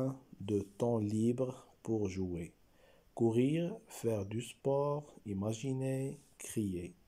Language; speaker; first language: French; non-native, local second language; Arabic